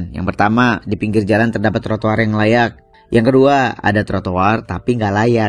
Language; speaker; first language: Indonesian; native; Indonesian